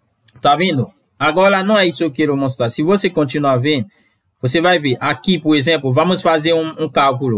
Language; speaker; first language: Portuguese; non-native, fluent; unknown